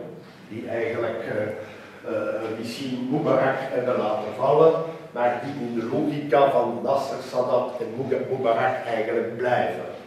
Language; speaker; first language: Dutch; non-native, local second language; French